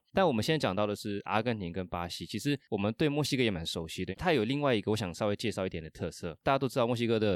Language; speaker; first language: Chinese; non-native, fluent; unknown